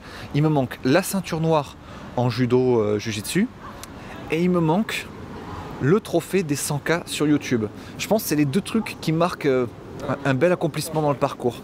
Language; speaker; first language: French; native; French